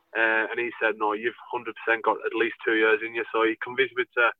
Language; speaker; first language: English; native; English